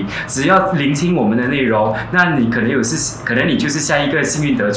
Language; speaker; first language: Chinese; native; Chinese